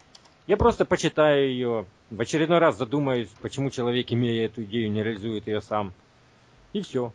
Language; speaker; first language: Russian; native; Russian